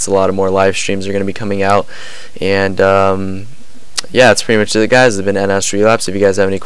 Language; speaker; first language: English; native; English